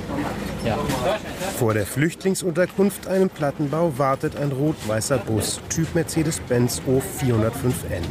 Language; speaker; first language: German; native; German